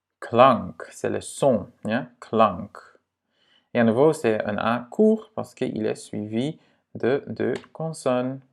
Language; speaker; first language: French; non-native, fluent; Dutch